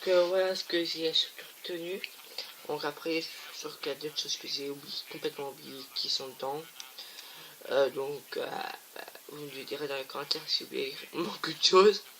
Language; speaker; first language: French; native; French